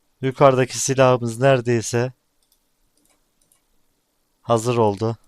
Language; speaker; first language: Turkish; native; Turkish